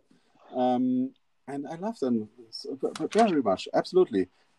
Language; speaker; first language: English; non-native, fluent; German